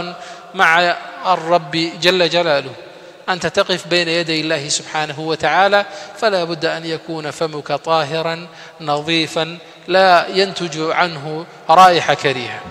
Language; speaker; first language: Arabic; non-native, fluent; Somali